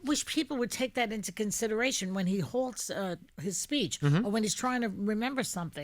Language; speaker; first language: English; native; English